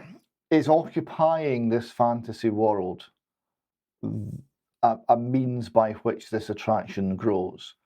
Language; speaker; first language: English; native; English